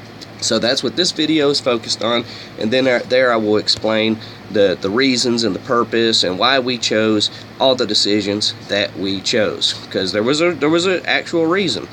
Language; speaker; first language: English; native; English